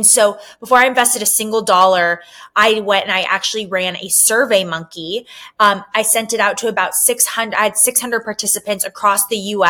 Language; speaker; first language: English; native; English